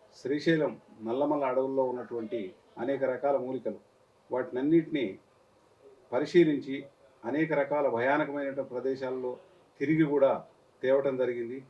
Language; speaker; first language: Telugu; native; Telugu